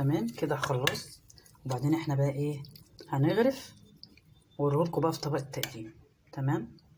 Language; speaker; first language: Arabic; native; Arabic